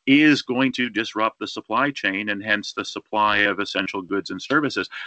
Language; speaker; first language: English; native; English